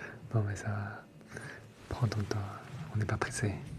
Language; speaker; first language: French; non-native, fluent; Chinese